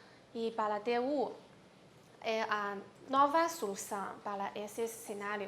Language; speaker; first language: Portuguese; non-native, learner; Chinese